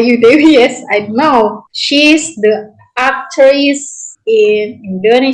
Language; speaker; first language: English; non-native, learner; Indonesian